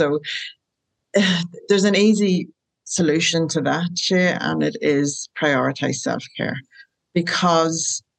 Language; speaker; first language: English; native; English